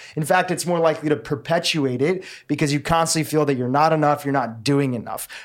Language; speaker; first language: English; native; English